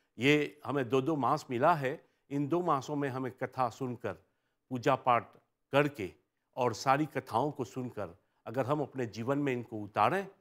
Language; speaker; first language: Hindi; early bilingual, heritage; Hindi